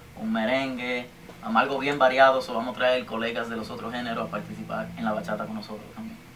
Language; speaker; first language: Spanish; early bilingual, heritage; Spanish